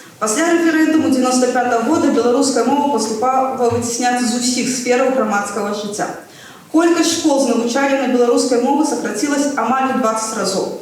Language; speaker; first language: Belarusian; non-native, local second language; Russian